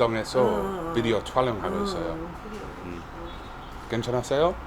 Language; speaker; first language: Korean; non-native, learner; English